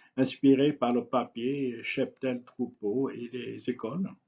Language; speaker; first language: French; non-native, local second language; Arabic